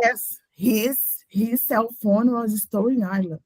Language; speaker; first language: English; non-native, learner; Portuguese